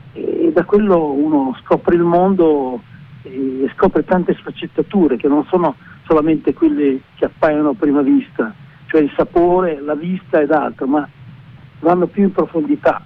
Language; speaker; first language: Italian; native; Italian